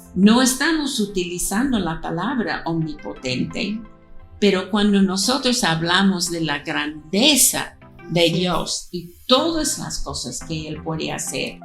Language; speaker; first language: Spanish; non-native, fluent; English